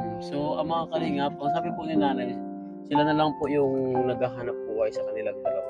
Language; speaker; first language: Filipino; non-native, local second language; Waray